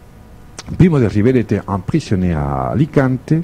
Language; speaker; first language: French; non-native, fluent; Spanish